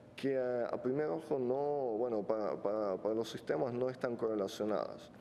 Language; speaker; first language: Spanish; non-native, fluent; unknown